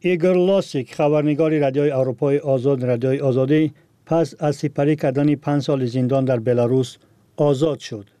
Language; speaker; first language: Persian; native; Persian